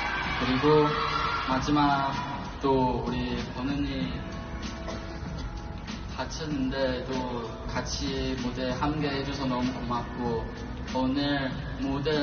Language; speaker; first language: Korean; non-native, fluent; Chinese